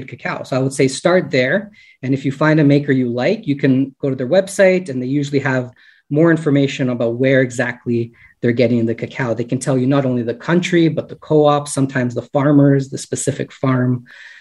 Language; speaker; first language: English; native; English